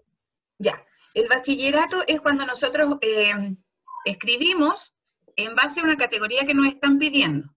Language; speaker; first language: Spanish; native; Spanish